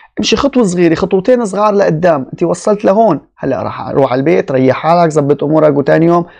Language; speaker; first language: Arabic; native; Arabic